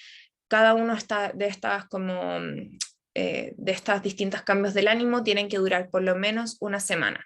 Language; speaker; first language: Spanish; native; Spanish